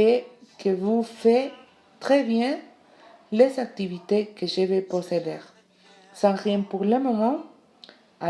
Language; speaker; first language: French; non-native, learner; Spanish